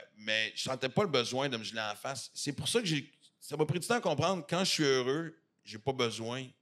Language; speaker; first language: French; native; French